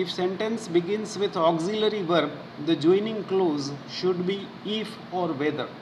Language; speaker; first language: English; non-native, local second language; Gujarati